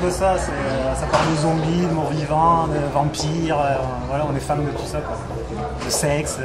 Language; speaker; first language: French; native; French